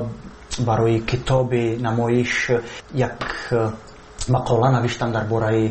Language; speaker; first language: Persian; non-native, fluent; Czech